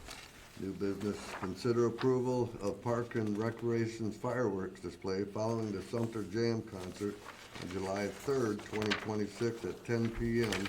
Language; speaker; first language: English; native; English